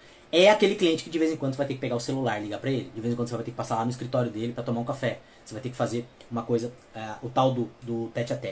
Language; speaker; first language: Portuguese; native; Portuguese